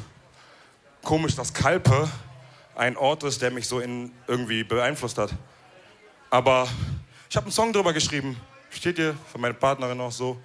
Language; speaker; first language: German; early bilingual, other home language; Wolof